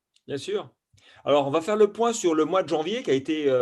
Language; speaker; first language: French; native; French